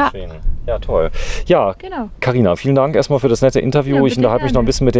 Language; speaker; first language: German; native; German